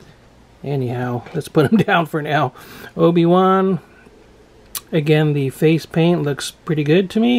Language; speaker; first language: English; native; English